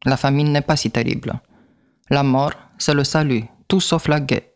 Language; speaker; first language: French; native; French